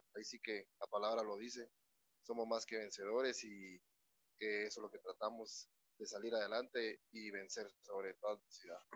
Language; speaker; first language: Spanish; native; Spanish